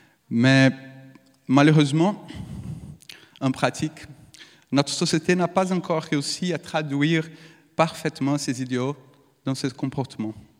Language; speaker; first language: French; non-native, fluent; Portuguese